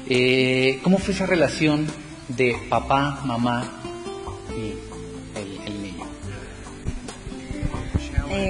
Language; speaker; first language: Spanish; native; Spanish